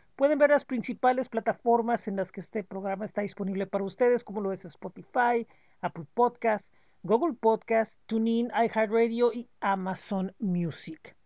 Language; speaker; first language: Spanish; native; Spanish